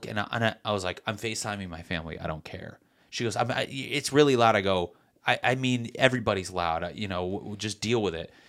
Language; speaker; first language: English; native; English